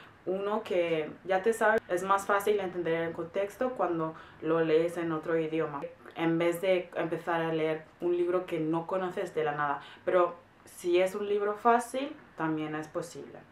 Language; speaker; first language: Spanish; non-native, fluent; German